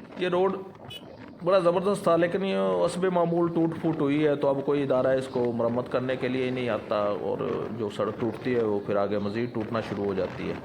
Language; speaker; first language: Urdu; non-native, local second language; Punjabi